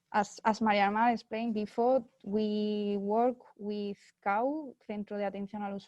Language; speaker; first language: Spanish; native; Spanish